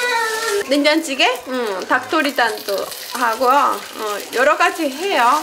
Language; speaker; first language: Korean; non-native, learner; Spanish